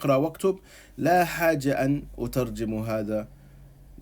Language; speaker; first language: Arabic; non-native, fluent; English